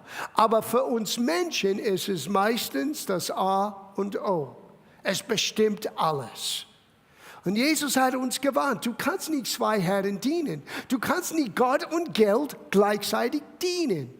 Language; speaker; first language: German; non-native, fluent; English